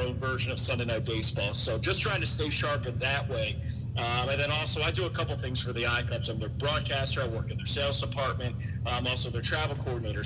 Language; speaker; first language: English; native; English